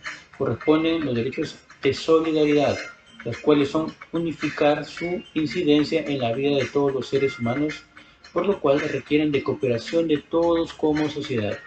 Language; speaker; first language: Spanish; native; Spanish